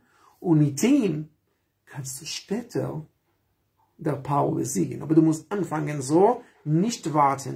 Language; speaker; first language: German; non-native, fluent; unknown